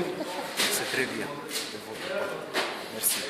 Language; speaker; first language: French; non-native, learner; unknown